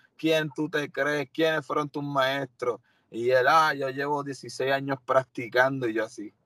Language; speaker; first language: Spanish; native; Spanish